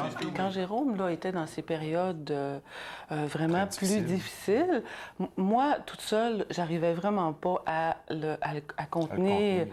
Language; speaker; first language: French; native; French